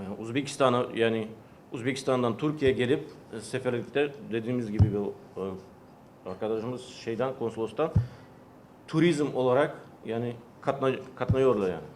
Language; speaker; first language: Turkish; non-native, learner; Uzbek